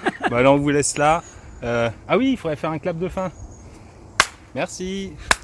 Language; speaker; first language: French; native; French